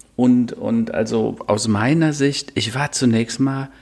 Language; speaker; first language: German; native; German